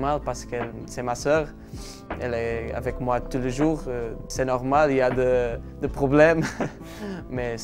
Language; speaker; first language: French; non-native, learner; Portuguese